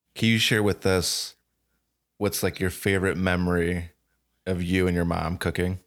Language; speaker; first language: English; non-native, local second language; Filipino